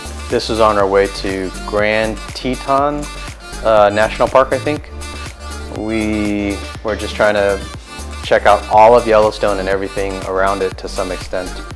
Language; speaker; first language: English; early bilingual, other home language; Vietnamese